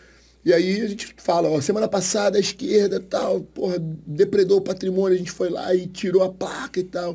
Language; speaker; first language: Portuguese; native; Portuguese